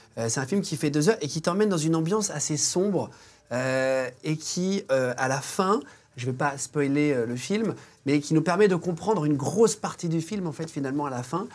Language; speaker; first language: French; native; French